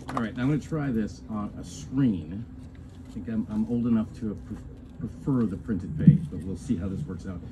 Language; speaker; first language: English; native; English